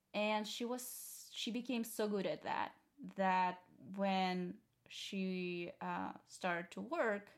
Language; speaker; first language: English; non-native, fluent; Russian